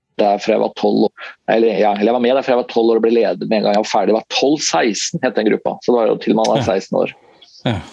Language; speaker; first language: Norwegian; native; Norwegian